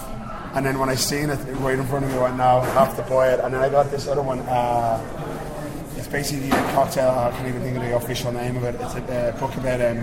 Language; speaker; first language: English; native; English